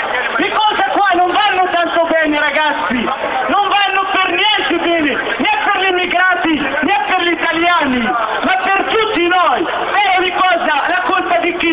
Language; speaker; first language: Italian; non-native, fluent; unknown